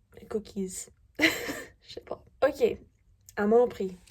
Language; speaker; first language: French; non-native, fluent; English